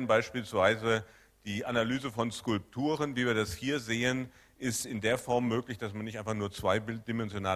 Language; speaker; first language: German; native; German